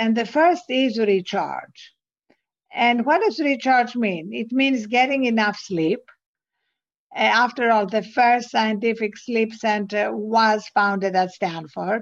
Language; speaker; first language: English; non-native, fluent; Greek